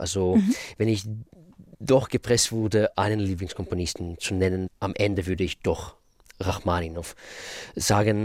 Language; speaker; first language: German; non-native, fluent; Russian